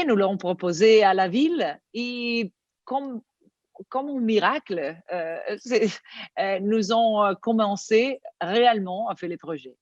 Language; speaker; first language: French; non-native, learner; Italian